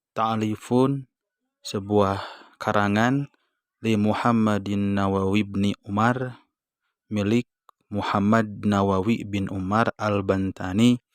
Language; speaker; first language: Indonesian; non-native, local second language; Sundanese